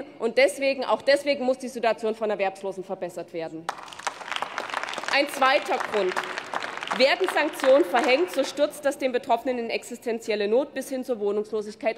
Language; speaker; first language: German; native; German